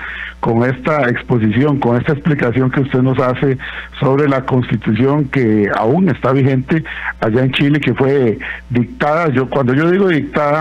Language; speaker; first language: Spanish; native; Spanish